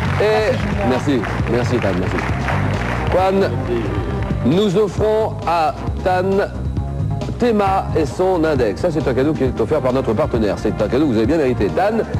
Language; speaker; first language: French; native; French